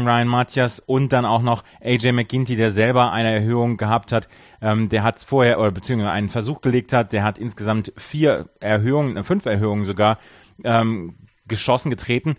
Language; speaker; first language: German; native; German